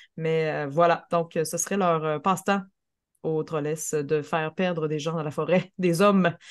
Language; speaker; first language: French; native; French